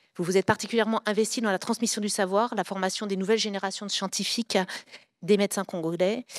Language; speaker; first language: French; native; French